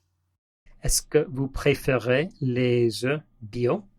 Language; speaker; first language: French; non-native, learner; English